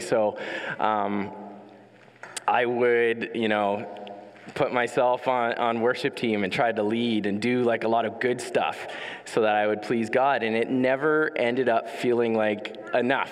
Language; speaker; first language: English; native; English